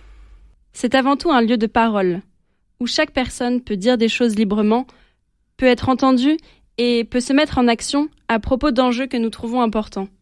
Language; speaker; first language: French; native; French